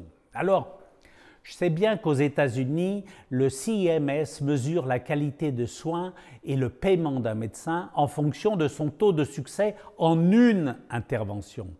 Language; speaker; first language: French; native; French